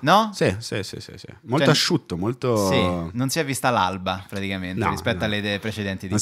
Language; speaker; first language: Italian; native; Italian